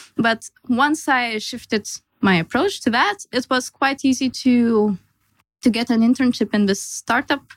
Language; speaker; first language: English; non-native, fluent; Lithuanian